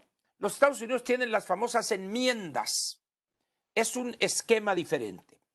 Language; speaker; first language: Spanish; native; Spanish